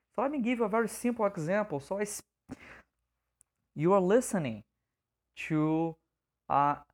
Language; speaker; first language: English; non-native, fluent; Portuguese